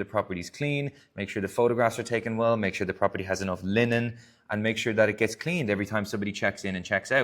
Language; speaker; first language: English; native; English